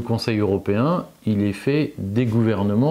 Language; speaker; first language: French; native; French